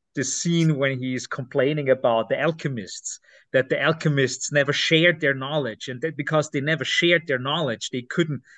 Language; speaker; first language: English; non-native, fluent; German